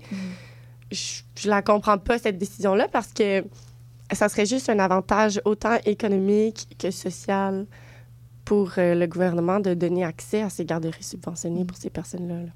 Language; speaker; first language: French; native; French